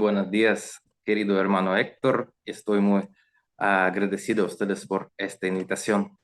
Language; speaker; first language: Spanish; non-native, learner; Russian